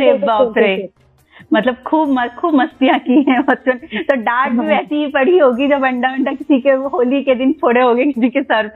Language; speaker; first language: Hindi; native; Hindi